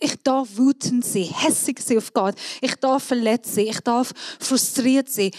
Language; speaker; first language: German; non-native, fluent; Persian